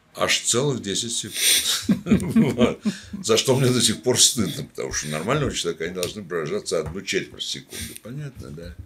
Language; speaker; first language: Russian; native; Russian